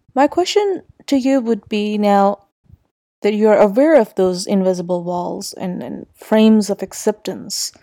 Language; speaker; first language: English; non-native, local second language; Urdu